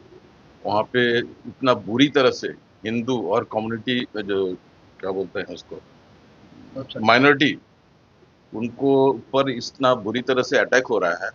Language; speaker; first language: Hindi; non-native, local second language; Bangla